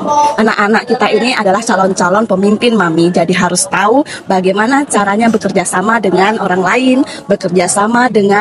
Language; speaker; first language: Indonesian; native; Indonesian